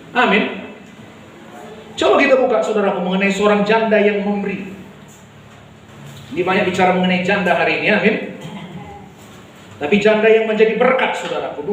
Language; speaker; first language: Indonesian; native; Indonesian